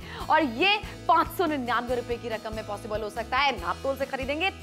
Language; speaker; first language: Hindi; native; Hindi